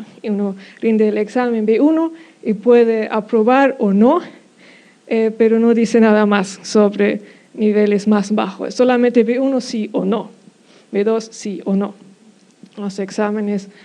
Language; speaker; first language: Spanish; non-native, fluent; German